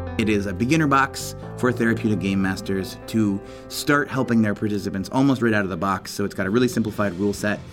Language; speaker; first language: English; native; English